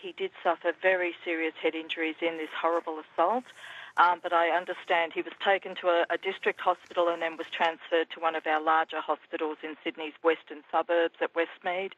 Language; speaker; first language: English; native; English